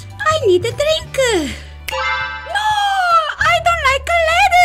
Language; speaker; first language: English; non-native, learner; Korean